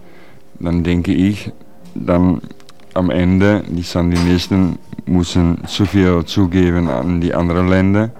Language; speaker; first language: German; non-native, learner; Dutch